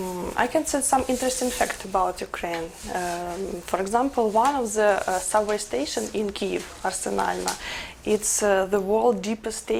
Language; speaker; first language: English; non-native, learner; Ukrainian